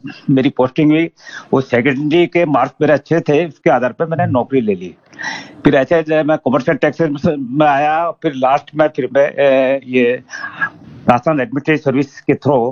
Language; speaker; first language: Hindi; native; Hindi